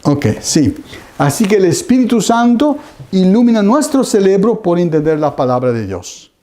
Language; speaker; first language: Spanish; non-native, fluent; Italian